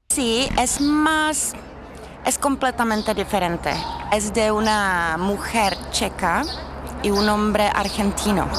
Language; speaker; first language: Spanish; non-native, learner; Czech